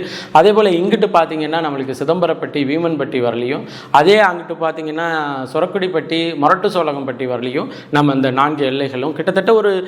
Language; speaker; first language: Tamil; native; Tamil